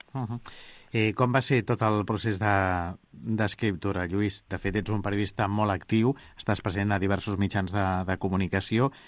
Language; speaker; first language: Catalan; native; Catalan